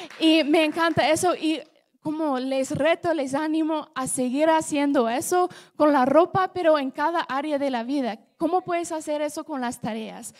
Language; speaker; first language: Spanish; non-native, fluent; English